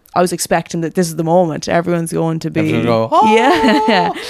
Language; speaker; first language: English; native; English